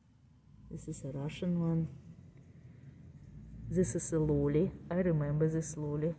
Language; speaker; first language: English; non-native, learner; Russian